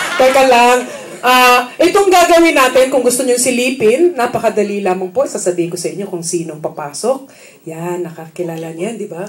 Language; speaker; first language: Filipino; native; Filipino